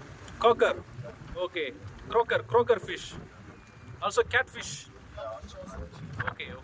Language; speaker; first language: English; non-native, local second language; Tamil